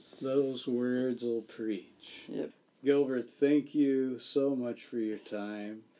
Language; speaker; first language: English; native; English